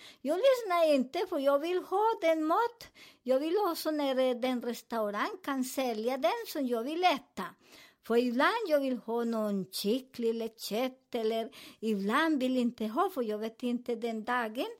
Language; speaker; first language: Swedish; non-native, fluent; Spanish